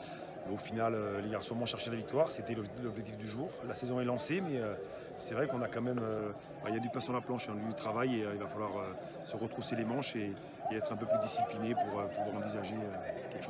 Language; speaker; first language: French; native; French